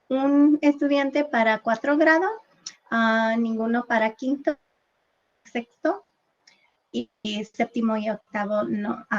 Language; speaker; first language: Spanish; early bilingual, heritage; English